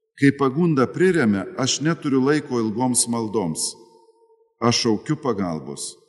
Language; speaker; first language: Lithuanian; native; Lithuanian